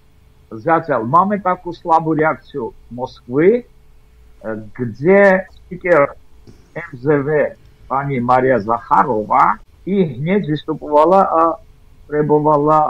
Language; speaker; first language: Slovak; non-native, fluent; Armenian